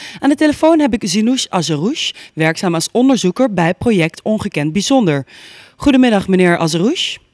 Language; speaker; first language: Dutch; native; Dutch